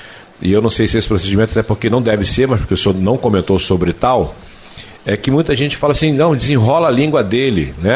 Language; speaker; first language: Portuguese; native; Portuguese